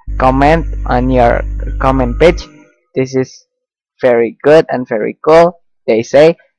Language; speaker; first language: English; non-native, learner; Indonesian